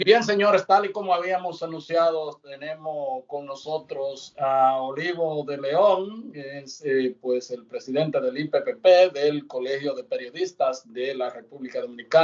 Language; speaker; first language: Spanish; native; Spanish